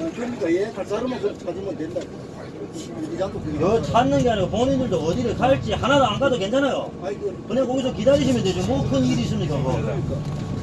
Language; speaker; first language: Korean; early bilingual, heritage; Korean